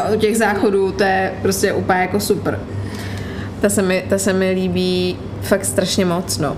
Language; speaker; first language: Czech; native; Czech